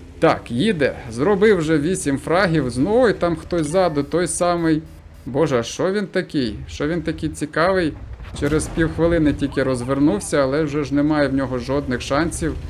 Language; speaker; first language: Ukrainian; non-native, local second language; Russian